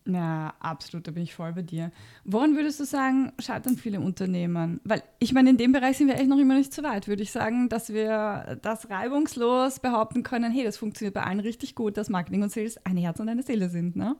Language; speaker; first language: German; native; German